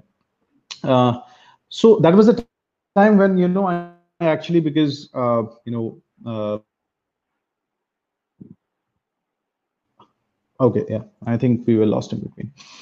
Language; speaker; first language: English; non-native, local second language; Bangla